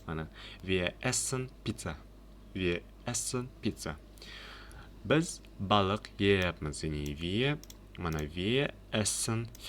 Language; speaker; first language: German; non-native, learner; Uzbek